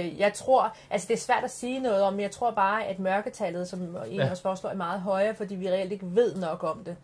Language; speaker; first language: Danish; early bilingual, other home language; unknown